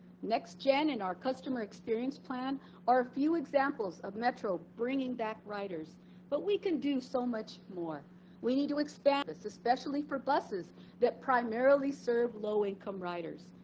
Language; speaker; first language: English; early bilingual, other home language; Spanish